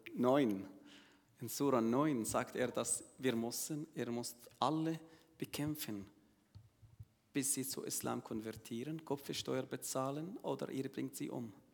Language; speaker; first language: German; non-native, learner; Arabic